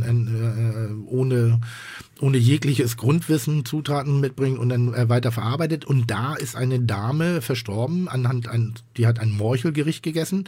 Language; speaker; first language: German; native; German